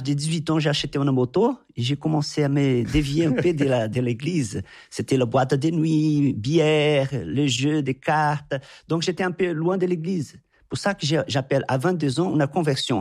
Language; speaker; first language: French; non-native, fluent; Portuguese